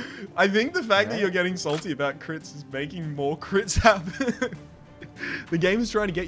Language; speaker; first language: English; native; English